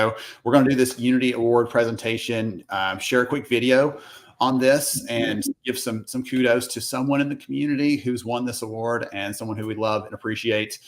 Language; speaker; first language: English; native; English